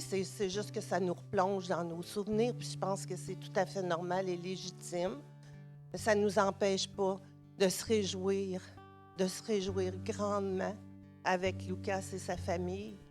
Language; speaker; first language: French; native; French